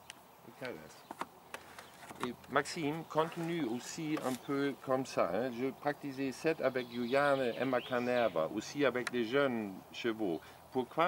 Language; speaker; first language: French; non-native, learner; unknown